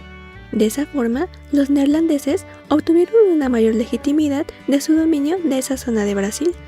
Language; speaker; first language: Spanish; native; Spanish